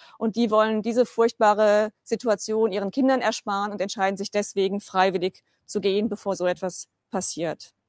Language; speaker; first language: German; native; German